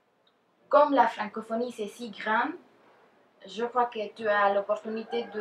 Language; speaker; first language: French; non-native, fluent; Spanish